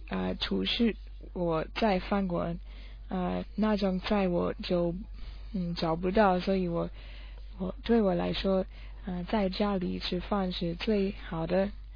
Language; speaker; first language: Chinese; non-native, learner; English